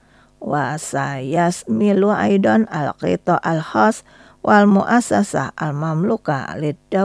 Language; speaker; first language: Arabic; non-native, fluent; Indonesian